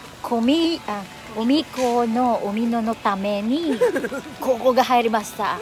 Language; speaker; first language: Japanese; non-native, learner; Filipino